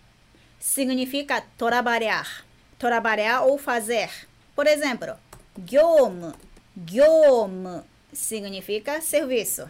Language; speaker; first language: Portuguese; non-native, fluent; Japanese